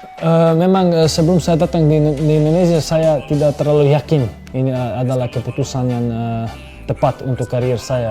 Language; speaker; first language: Indonesian; non-native, fluent; Serbian